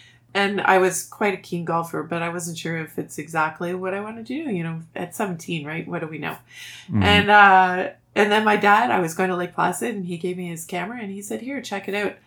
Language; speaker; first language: English; native; English